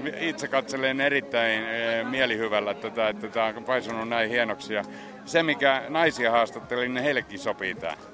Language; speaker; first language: Finnish; native; Finnish